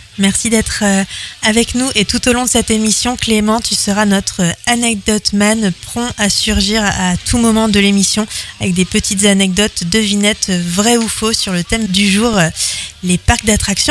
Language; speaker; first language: French; native; French